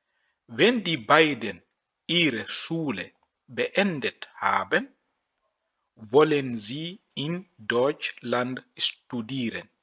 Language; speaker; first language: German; non-native, fluent; French